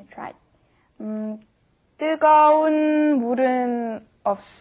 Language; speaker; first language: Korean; non-native, learner; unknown